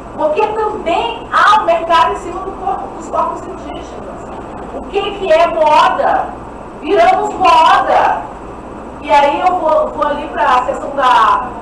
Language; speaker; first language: Portuguese; non-native, local second language; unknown